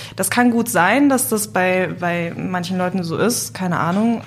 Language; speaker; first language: German; native; German